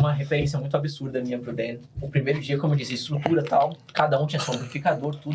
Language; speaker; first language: Portuguese; native; Portuguese